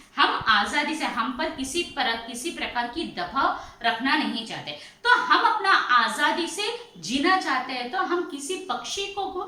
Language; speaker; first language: Hindi; non-native, local second language; Telugu